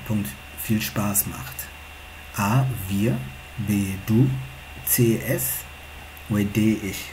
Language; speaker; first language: German; non-native, fluent; Tigrinya